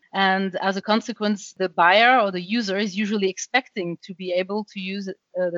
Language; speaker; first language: English; non-native, fluent; French